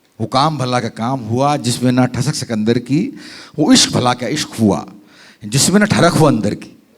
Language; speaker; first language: Hindi; native; Hindi